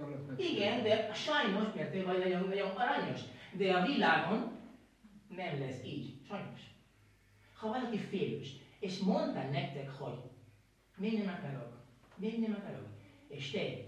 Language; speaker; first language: Hungarian; non-native, learner; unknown